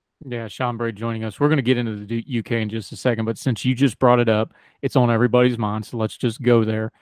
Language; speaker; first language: English; native; English